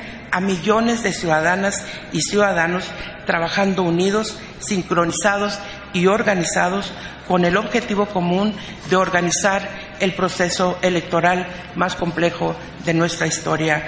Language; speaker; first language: Spanish; native; Spanish